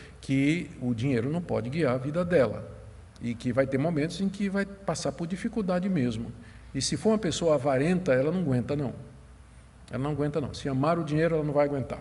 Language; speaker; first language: Portuguese; native; Portuguese